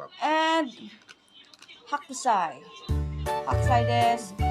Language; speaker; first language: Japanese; non-native, learner; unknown